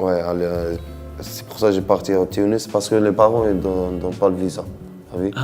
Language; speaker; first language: French; non-native, local second language; Arabic